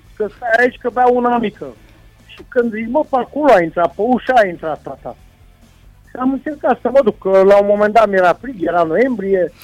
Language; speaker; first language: Romanian; non-native, local second language; Hungarian